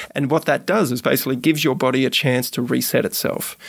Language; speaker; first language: English; native; English